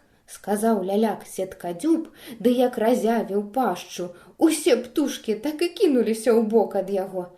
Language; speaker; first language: Belarusian; non-native, local second language; Russian